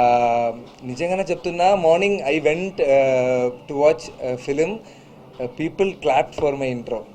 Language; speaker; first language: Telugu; non-native, learner; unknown